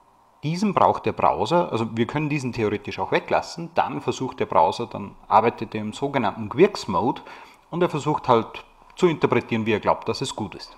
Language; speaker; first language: German; native; German